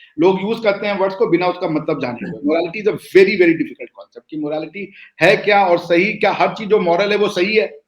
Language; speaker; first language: Hindi; native; Hindi